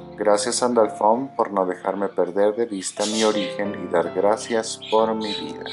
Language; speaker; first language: Spanish; native; Spanish